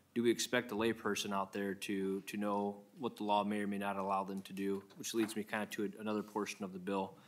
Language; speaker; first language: English; native; English